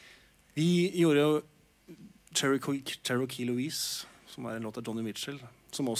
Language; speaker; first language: Norwegian; native; Norwegian